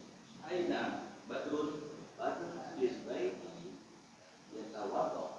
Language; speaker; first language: Arabic; non-native, learner; Indonesian